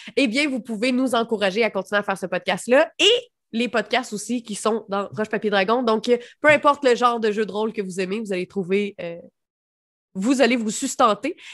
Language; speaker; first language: French; native; French